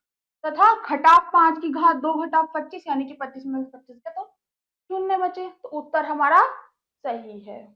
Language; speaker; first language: Hindi; native; Hindi